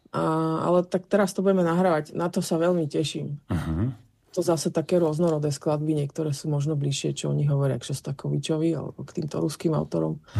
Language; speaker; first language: Slovak; native; Slovak